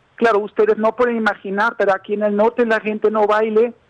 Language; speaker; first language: Spanish; non-native, fluent; German